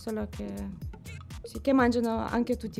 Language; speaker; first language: Italian; non-native, learner; Lithuanian